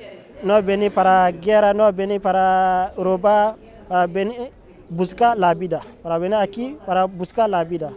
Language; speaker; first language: Spanish; non-native, learner; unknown